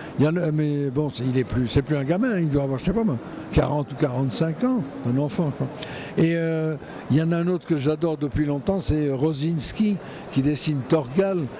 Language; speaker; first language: French; native; French